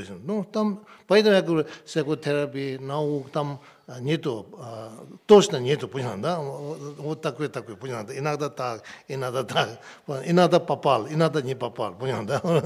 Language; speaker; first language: Russian; non-native, learner; Tibetan